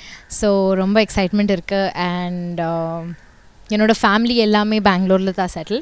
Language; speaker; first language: Tamil; non-native, learner; Malayalam